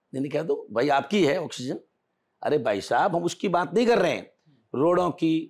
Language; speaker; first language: Hindi; native; Hindi